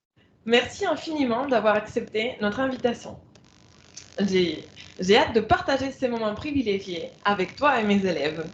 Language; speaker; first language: French; non-native, fluent; Spanish